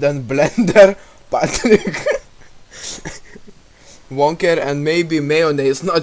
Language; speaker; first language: English; non-native, learner; Russian